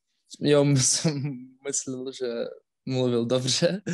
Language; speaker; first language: Czech; non-native, learner; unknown